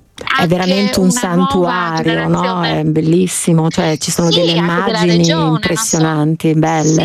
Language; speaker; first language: Italian; native; Italian